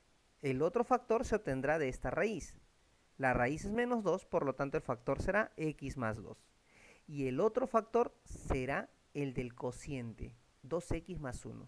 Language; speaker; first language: Spanish; native; Spanish